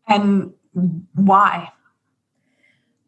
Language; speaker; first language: English; native; English